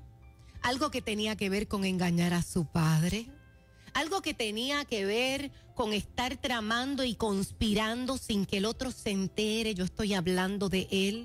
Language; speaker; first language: Spanish; native; Spanish